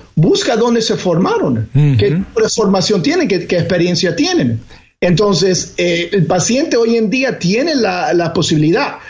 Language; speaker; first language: Spanish; early bilingual, heritage; Spanish